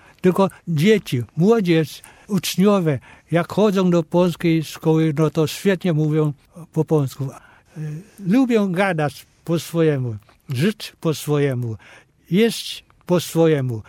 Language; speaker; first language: Polish; non-native, fluent; Vietnamese